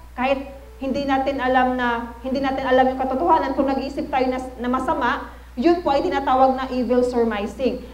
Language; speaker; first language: Filipino; non-native, local second language; Cebuano